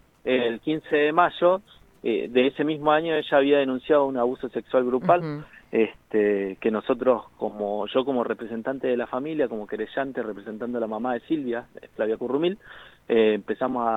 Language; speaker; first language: Spanish; native; Spanish